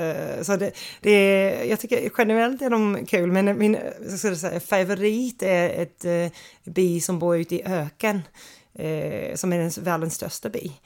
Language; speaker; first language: Swedish; non-native, fluent; English